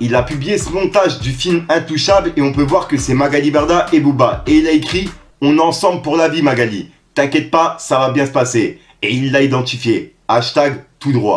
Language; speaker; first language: French; native; French